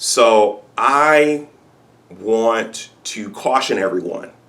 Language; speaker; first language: English; native; English